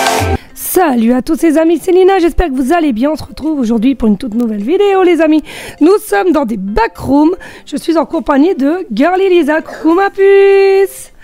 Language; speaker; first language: French; native; French